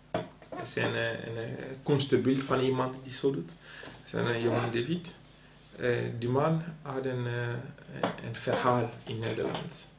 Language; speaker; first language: Dutch; non-native, local second language; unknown